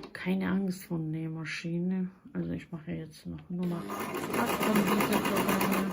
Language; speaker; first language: German; non-native, fluent; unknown